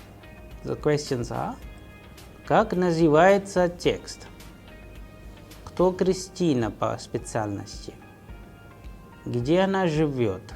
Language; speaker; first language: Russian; non-native, fluent; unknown